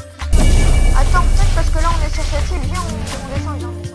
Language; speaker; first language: French; native; French